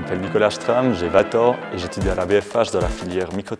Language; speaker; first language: French; native; French